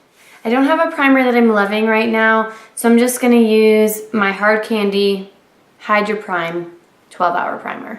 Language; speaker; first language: English; native; English